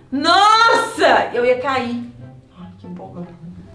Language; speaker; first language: Portuguese; native; Portuguese